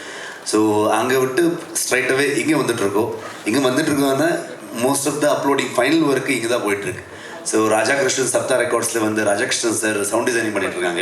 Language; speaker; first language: Tamil; non-native, local second language; Kannada